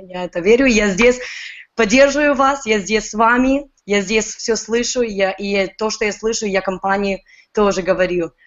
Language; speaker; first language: Russian; early bilingual, heritage; Russian